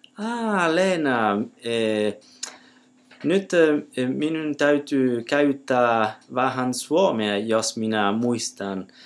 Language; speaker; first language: Finnish; non-native, learner; Italian